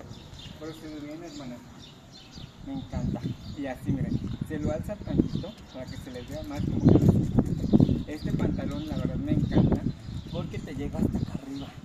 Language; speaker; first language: Spanish; native; Spanish